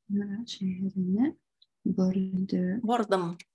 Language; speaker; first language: Japanese; non-native, fluent; Tatar